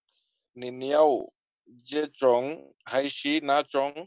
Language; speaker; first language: Chinese; non-native, learner; Bangla